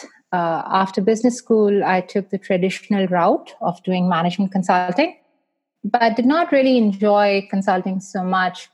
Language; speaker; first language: English; non-native, local second language; Hindi